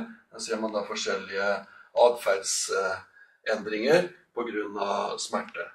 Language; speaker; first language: Norwegian; native; Norwegian